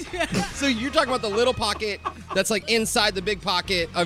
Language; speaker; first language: English; native; English